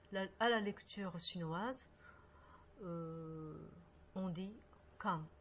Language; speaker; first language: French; non-native, fluent; Japanese